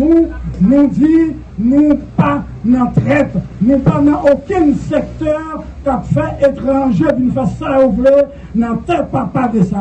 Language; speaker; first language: French; non-native, local second language; Haitian Creole